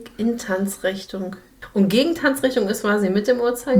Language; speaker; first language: German; native; German